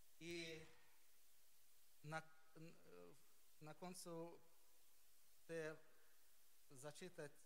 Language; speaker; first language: Polish; non-native, learner; Ukrainian